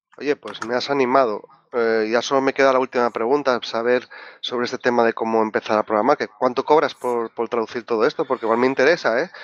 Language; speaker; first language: Spanish; native; Spanish